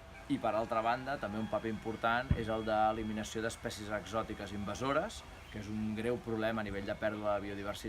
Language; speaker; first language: Catalan; native; Catalan